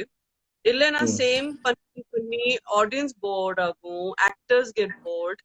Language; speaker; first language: Tamil; non-native, fluent; Gujarati